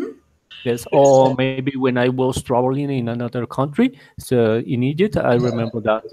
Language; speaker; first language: English; non-native, learner; Spanish